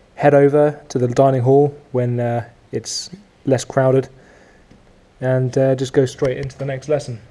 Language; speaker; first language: English; native; English